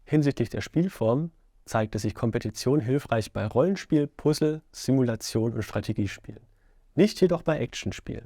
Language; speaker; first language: German; native; German